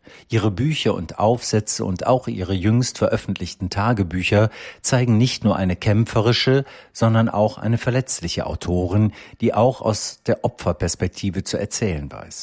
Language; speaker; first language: German; native; German